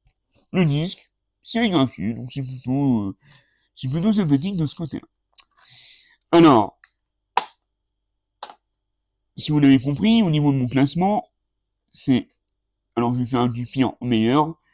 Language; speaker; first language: French; native; French